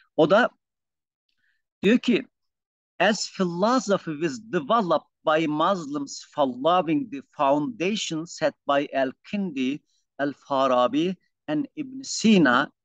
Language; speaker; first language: English; non-native, fluent; Turkish